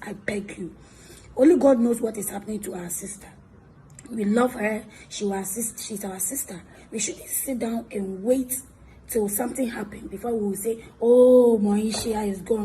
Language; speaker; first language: English; non-native, local second language; Akan